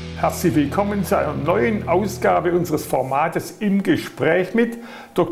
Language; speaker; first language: German; native; German